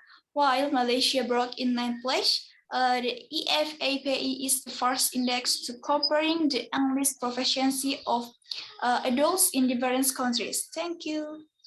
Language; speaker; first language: English; non-native, learner; Indonesian